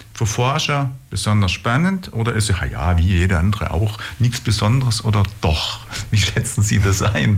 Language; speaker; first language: German; native; German